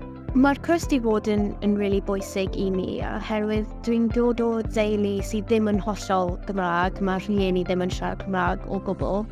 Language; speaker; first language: Welsh; non-native, local second language; English